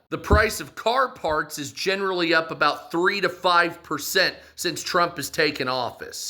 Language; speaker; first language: English; native; English